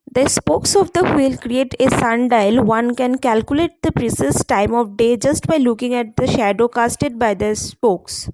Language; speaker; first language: English; non-native, local second language; Bangla